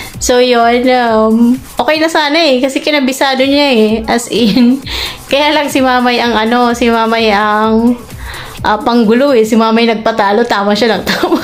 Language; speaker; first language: Filipino; non-native, local second language; Cebuano